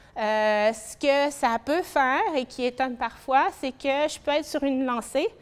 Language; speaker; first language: French; native; French